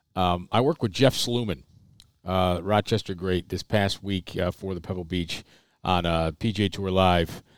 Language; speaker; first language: English; native; English